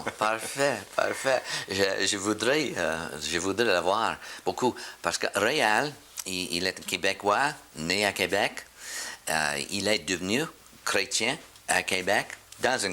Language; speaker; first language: French; non-native, learner; English